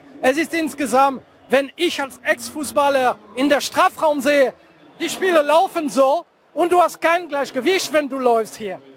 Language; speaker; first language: German; non-native, fluent; French